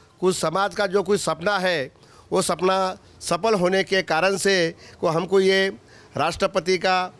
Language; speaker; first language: Hindi; non-native, local second language; Lambadi